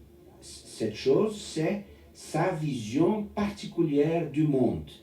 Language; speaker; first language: French; non-native, learner; Portuguese